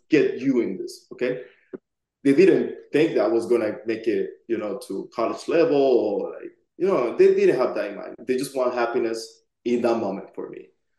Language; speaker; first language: English; non-native, fluent; Spanish